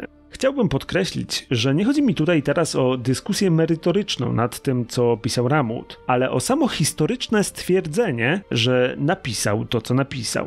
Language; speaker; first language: Polish; native; Polish